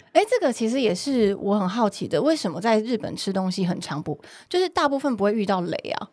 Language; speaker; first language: Chinese; native; Chinese